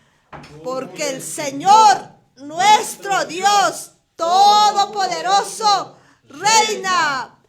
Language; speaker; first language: Spanish; native; Spanish